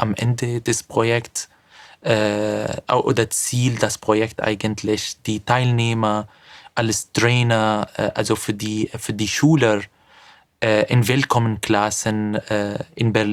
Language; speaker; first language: German; non-native, fluent; Arabic